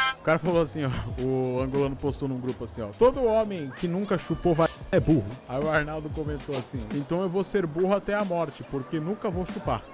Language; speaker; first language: Portuguese; native; Portuguese